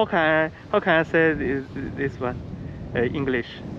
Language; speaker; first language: English; non-native, learner; Chinese